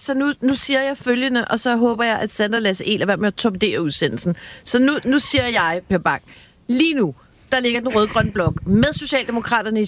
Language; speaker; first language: Danish; native; Danish